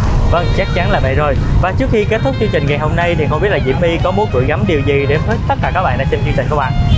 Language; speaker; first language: Vietnamese; native; Vietnamese